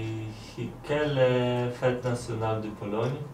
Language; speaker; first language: French; non-native, learner; Polish